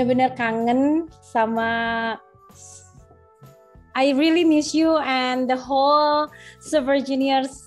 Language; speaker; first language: English; non-native, local second language; Indonesian